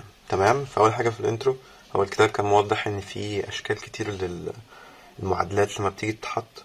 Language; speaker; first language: Arabic; native; Arabic